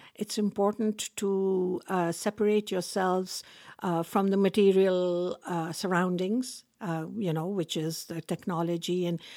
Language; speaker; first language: English; non-native, local second language; Urdu